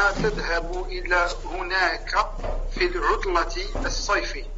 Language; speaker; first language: Arabic; non-native, learner; French